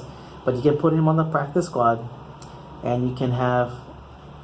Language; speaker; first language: English; native; English